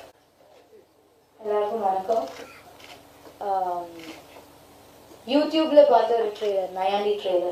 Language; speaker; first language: Tamil; non-native, learner; Malayalam